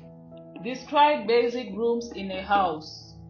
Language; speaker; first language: English; non-native, fluent; French